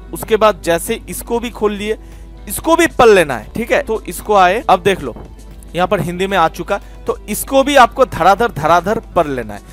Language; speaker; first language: Hindi; non-native, local second language; Bangla